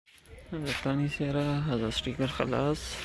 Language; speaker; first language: Arabic; non-native, learner; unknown